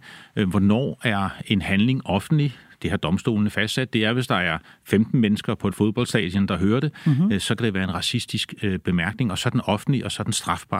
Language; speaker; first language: Danish; native; Danish